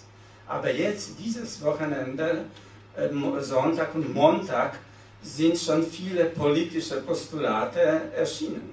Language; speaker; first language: German; non-native, fluent; Polish